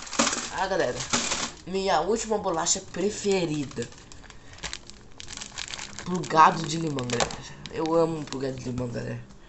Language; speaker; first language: Portuguese; native; Portuguese